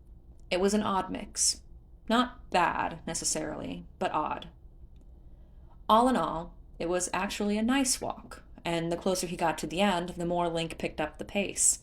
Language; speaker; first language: English; native; English